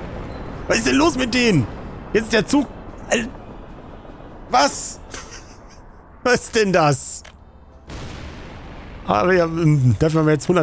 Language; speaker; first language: German; native; German